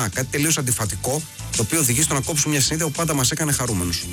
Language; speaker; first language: Greek; native; Greek